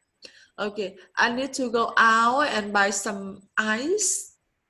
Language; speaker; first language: English; non-native, learner; Vietnamese